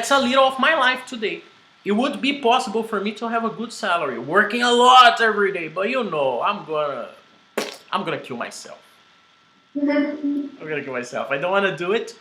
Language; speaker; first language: English; non-native, fluent; Portuguese